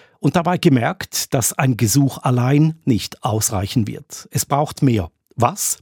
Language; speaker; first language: German; native; German